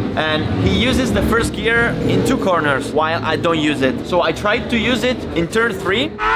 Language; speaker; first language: English; non-native, fluent; Italian